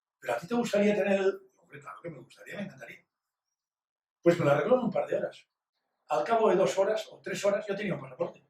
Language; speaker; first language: Spanish; native; Spanish